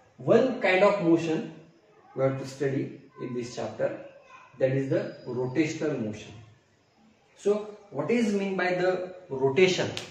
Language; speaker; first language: English; non-native, local second language; Marathi